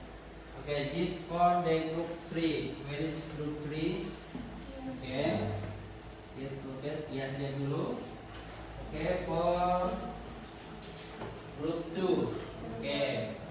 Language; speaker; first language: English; non-native, learner; Indonesian